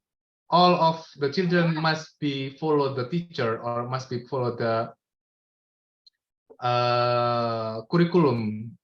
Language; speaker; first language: English; non-native, learner; Indonesian